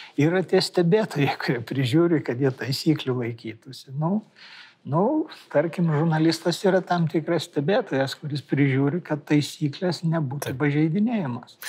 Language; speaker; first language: Lithuanian; native; Lithuanian